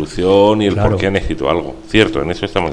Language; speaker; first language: Spanish; native; Spanish